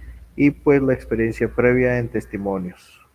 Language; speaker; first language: Spanish; native; Spanish